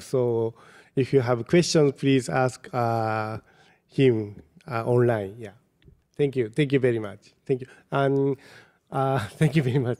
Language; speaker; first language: English; non-native, fluent; Japanese